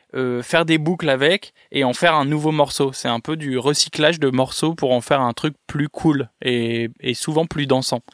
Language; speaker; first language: French; native; French